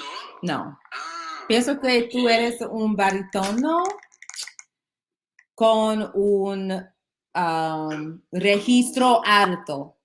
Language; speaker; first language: Spanish; non-native, learner; English